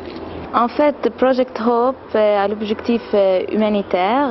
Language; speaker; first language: French; non-native, fluent; Arabic